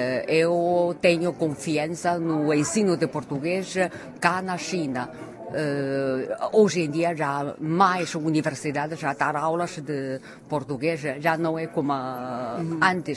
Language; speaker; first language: Portuguese; non-native, fluent; Chinese